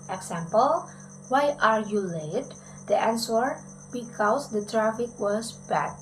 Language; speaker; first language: English; non-native, learner; Indonesian